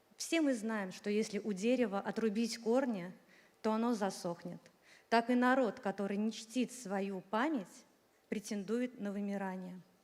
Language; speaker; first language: Russian; native; Russian